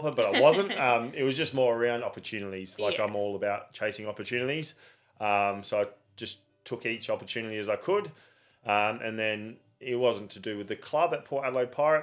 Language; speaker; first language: English; native; English